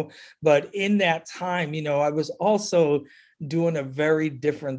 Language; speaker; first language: English; native; English